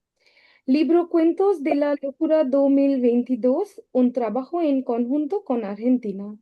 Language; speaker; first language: Spanish; non-native, learner; Bangla